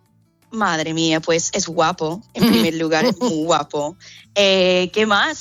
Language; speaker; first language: Spanish; non-native, fluent; English